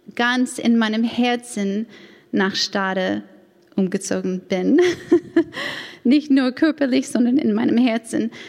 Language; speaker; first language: German; non-native, fluent; English